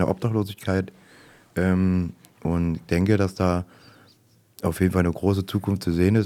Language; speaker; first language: German; native; German